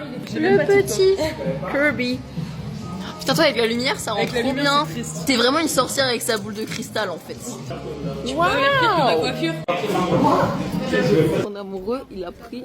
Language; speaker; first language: French; native; French